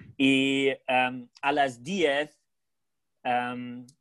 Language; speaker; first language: English; non-native, fluent; German